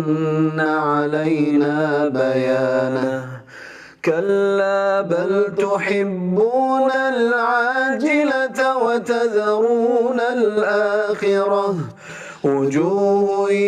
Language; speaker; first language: Arabic; native; Arabic